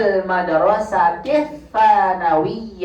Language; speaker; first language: Arabic; non-native, fluent; Indonesian